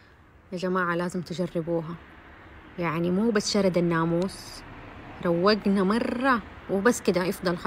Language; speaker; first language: Arabic; native; Arabic